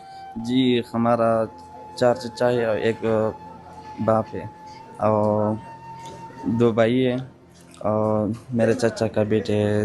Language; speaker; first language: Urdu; non-native, local second language; Pashto